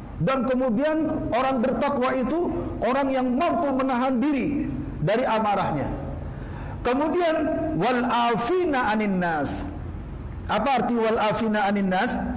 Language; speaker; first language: Malay; non-native, local second language; Javanese